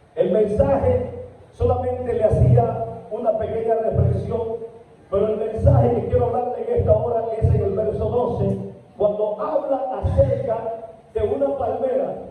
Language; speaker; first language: Spanish; native; Spanish